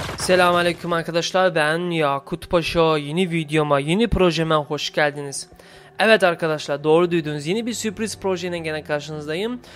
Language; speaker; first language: Turkish; early bilingual, heritage; Turkish